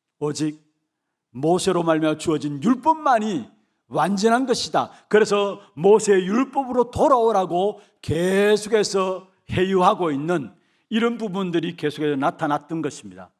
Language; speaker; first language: Korean; native; Korean